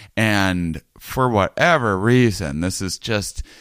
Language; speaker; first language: English; native; English